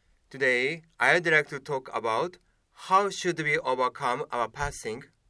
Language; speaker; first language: English; non-native, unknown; Japanese